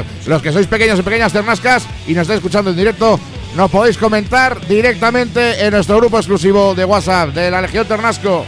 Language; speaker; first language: Spanish; native; Spanish